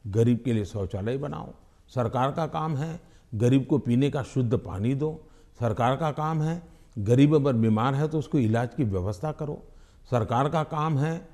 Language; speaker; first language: Hindi; non-native, local second language; Gujarati